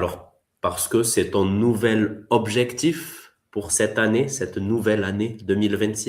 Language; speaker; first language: French; native; French